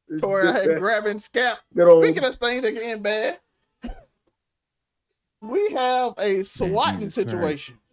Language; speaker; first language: English; native; English